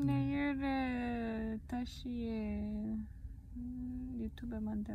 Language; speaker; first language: Korean; non-native, learner; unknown